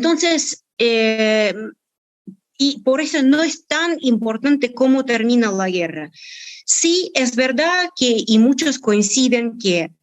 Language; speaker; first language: Spanish; non-native, fluent; Russian